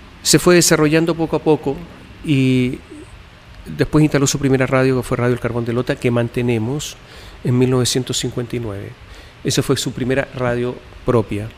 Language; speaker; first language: Spanish; native; Spanish